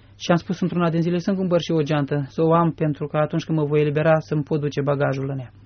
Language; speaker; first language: Romanian; native; Romanian